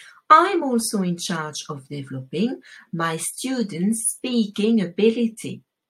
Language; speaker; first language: English; non-native, fluent; French